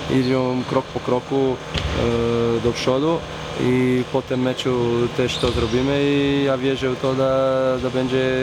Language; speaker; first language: Polish; non-native, learner; Croatian